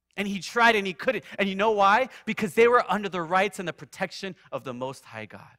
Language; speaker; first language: English; native; English